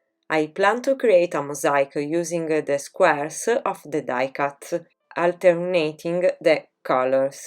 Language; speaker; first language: English; non-native, fluent; Italian